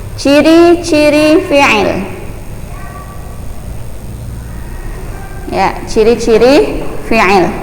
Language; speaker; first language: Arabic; non-native, fluent; Indonesian